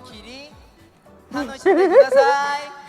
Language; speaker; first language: Japanese; non-native, learner; Korean